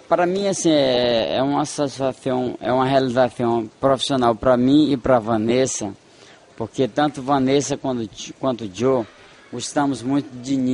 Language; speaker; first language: Spanish; non-native, fluent; Portuguese